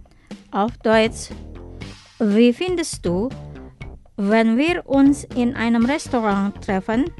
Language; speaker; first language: German; non-native, fluent; Indonesian